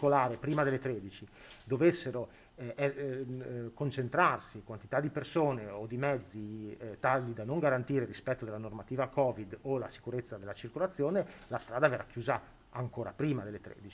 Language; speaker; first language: Italian; native; Italian